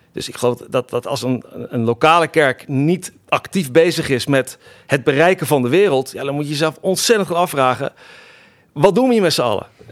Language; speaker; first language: Dutch; native; Dutch